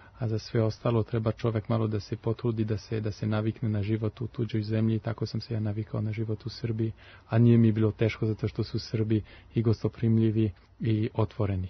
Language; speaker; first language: Serbian; non-native, fluent; French